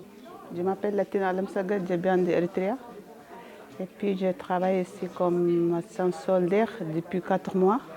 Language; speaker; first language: French; non-native, learner; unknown